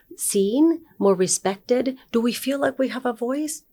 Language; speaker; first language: English; non-native, fluent; Spanish